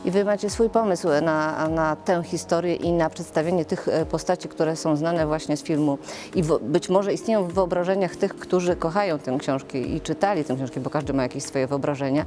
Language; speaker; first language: Polish; native; Polish